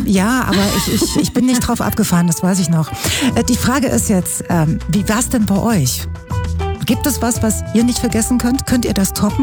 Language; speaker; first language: German; native; German